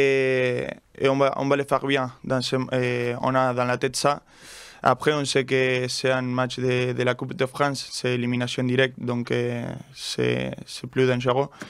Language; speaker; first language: French; non-native, learner; Spanish